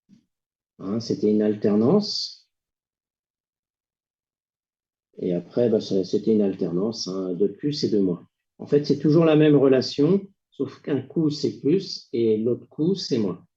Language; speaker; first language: French; native; French